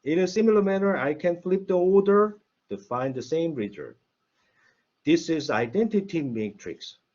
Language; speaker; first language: English; non-native, fluent; Korean